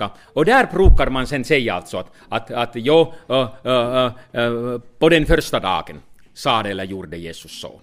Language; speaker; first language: Swedish; non-native, fluent; Finnish